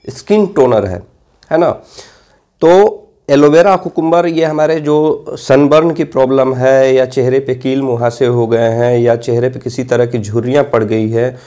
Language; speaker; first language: Hindi; native; Hindi